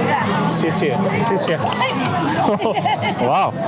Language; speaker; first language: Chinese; non-native, learner; English